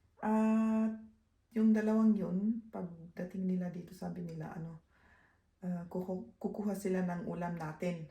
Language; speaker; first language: Filipino; native; Filipino